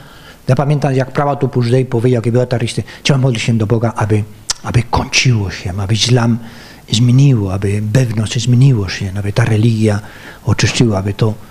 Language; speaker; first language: Polish; non-native, fluent; Spanish